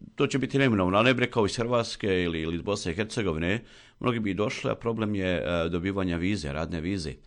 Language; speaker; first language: Croatian; native; Croatian